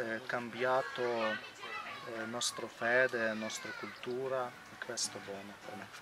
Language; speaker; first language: Italian; non-native, learner; Ukrainian